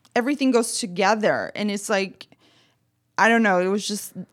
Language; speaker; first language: English; non-native, fluent; Portuguese